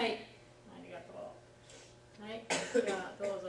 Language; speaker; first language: Japanese; non-native, fluent; English